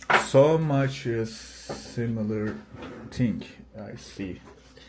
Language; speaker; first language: English; non-native, learner; Turkish